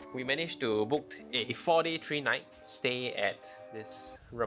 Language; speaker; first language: English; native; English